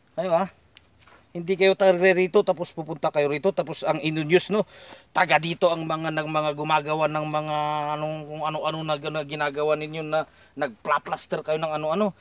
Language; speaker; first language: Filipino; non-native, local second language; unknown